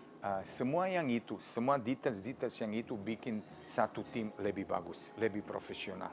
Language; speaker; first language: Indonesian; non-native, fluent; Serbian